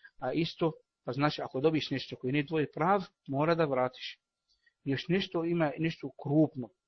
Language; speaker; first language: Bosnian; non-native, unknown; Arabic